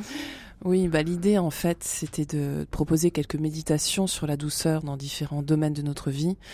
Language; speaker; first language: French; native; French